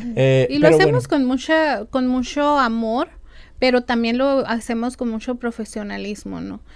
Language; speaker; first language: Spanish; native; Spanish